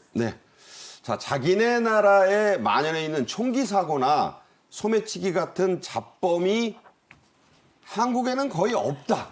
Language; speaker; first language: Korean; native; Korean